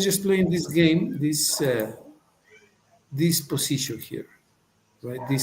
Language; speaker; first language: English; non-native, fluent; Spanish